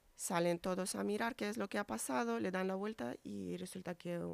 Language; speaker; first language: Spanish; non-native, fluent; Ukrainian